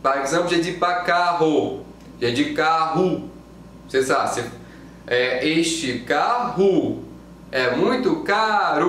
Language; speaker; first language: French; non-native, fluent; Portuguese